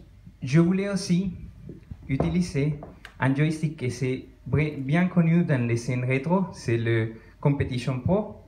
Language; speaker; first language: French; non-native, fluent; Spanish